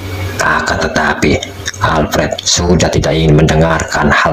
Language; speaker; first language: Indonesian; native; Indonesian